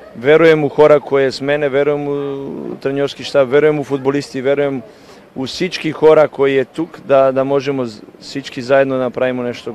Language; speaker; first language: Bulgarian; non-native, learner; Serbian